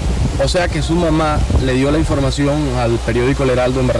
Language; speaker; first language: Spanish; native; Spanish